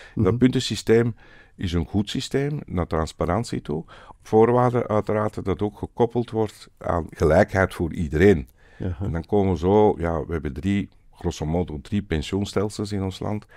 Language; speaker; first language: Dutch; native; Dutch